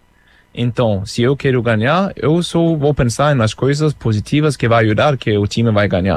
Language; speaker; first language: Portuguese; non-native, fluent; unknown